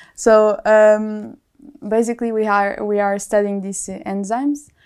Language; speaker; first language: English; non-native, fluent; Portuguese